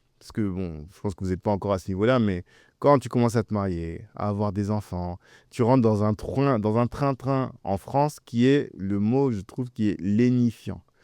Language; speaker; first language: French; early bilingual, other home language; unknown